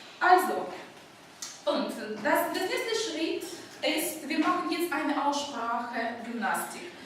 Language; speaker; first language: German; non-native, fluent; Ukrainian